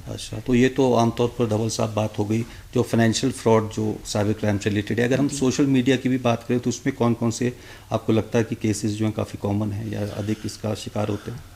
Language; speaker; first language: Hindi; native; Hindi